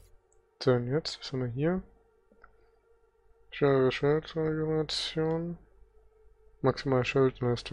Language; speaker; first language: German; native; German